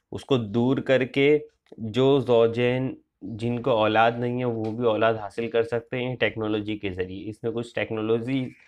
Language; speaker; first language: Urdu; native; Urdu